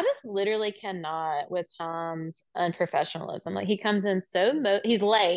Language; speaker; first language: English; native; English